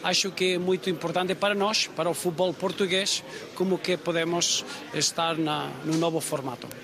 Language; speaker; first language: Portuguese; non-native, fluent; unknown